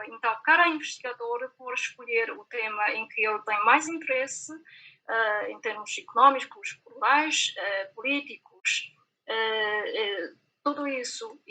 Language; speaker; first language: Portuguese; non-native, fluent; Chinese